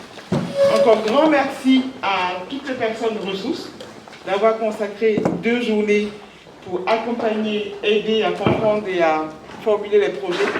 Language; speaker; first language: French; native; French